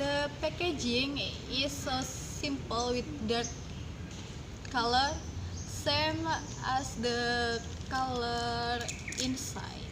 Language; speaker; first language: English; non-native, learner; Indonesian